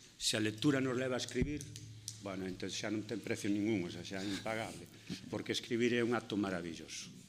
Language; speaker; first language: Galician; non-native, local second language; Spanish